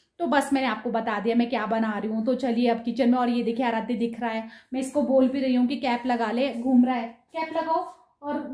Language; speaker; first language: Hindi; non-native, local second language; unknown